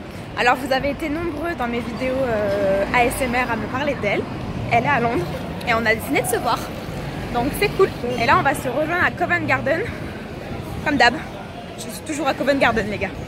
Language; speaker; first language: French; native; French